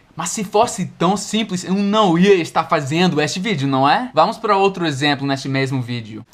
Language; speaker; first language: Portuguese; non-native, fluent; English